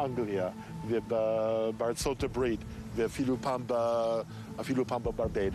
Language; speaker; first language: Hebrew; non-native, fluent; English